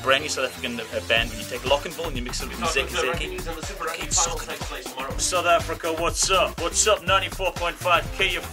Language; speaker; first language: English; native; English